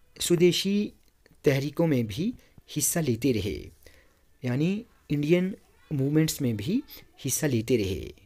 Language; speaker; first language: Urdu; non-native, local second language; Kashmiri